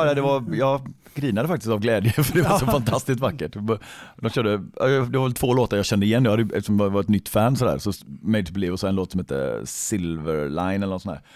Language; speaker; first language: Swedish; native; Swedish